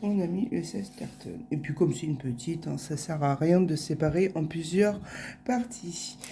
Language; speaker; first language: French; native; French